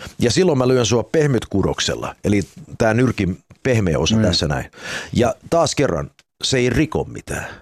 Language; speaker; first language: Finnish; early bilingual, heritage; Finnish